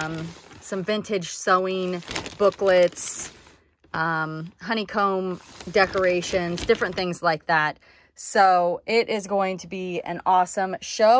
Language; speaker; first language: English; native; English